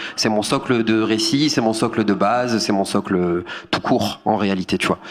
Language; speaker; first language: French; native; French